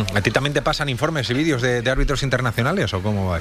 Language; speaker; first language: Spanish; native; Spanish